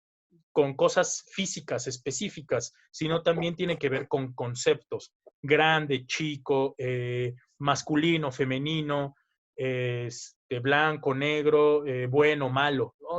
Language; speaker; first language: Spanish; native; Spanish